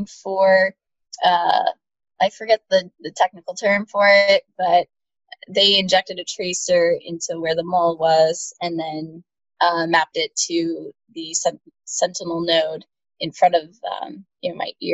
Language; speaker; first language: English; native; English